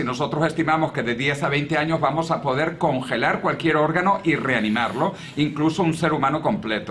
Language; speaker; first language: Spanish; native; Spanish